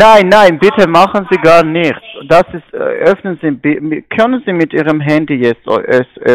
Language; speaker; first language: German; non-native, learner; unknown